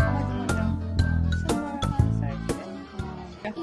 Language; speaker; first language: Korean; non-native, fluent; Japanese